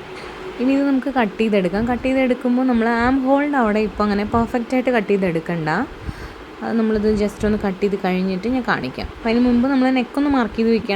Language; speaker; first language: Malayalam; native; Malayalam